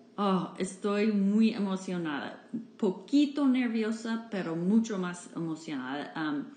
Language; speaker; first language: Spanish; non-native, fluent; English